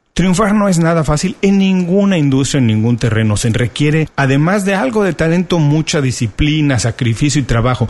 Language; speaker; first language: Spanish; native; Spanish